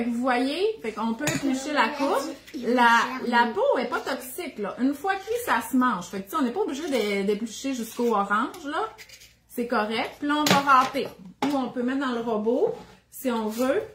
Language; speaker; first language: French; native; French